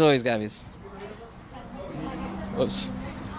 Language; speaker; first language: English; native; English